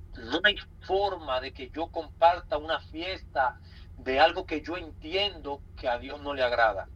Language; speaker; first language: Spanish; native; Spanish